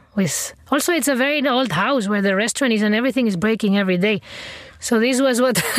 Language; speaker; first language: English; non-native, fluent; Spanish